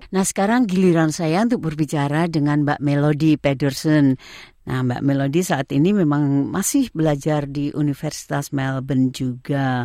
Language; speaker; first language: Indonesian; native; Indonesian